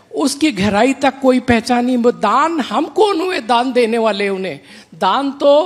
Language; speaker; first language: Hindi; native; Hindi